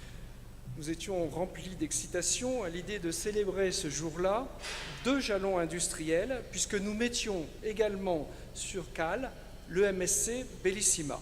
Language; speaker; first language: French; native; French